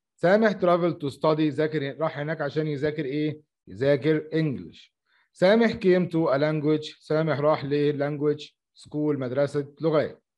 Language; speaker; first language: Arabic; native; Arabic